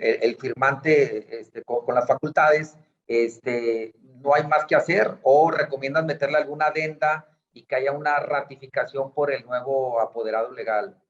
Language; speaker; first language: Spanish; native; Spanish